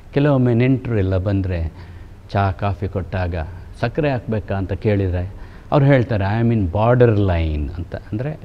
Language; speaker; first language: Kannada; non-native, local second language; Konkani